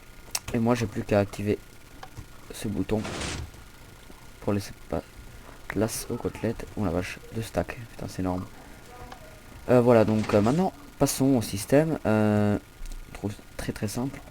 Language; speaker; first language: French; native; French